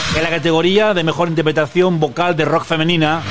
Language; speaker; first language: Spanish; native; Spanish